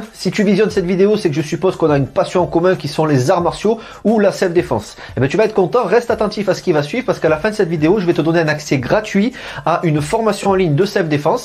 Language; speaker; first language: French; native; French